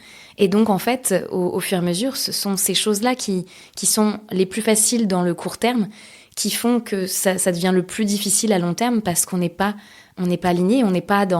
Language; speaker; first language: French; native; French